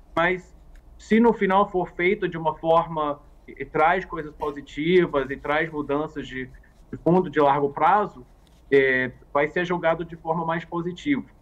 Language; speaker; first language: Portuguese; non-native, fluent; English